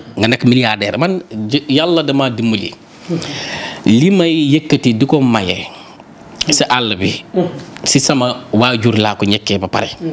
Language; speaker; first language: Wolof; non-native, local second language; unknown